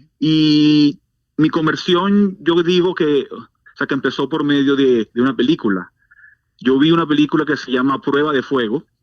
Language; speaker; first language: Spanish; native; Spanish